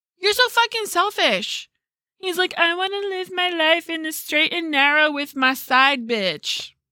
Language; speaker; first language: English; early bilingual, other home language; Spanish